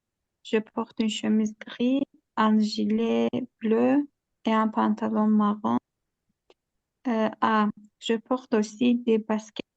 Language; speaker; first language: French; non-native, learner; Azerbaijani